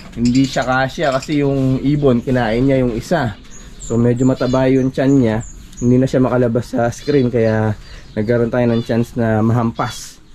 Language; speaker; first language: Filipino; non-native, local second language; Pampanga